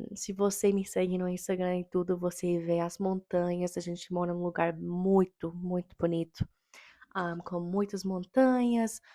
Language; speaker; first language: Portuguese; non-native, fluent; English